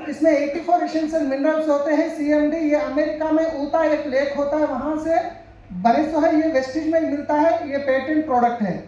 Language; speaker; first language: Hindi; non-native, local second language; Telugu